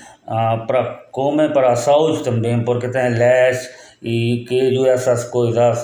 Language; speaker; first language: Portuguese; non-native, learner; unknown